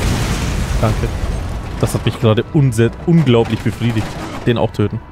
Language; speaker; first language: German; native; German